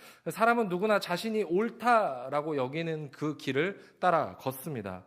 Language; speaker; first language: Korean; native; Korean